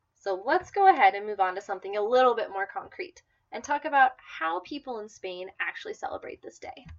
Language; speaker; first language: English; native; English